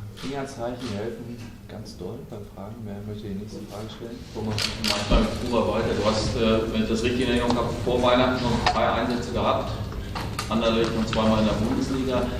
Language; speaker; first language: German; native; German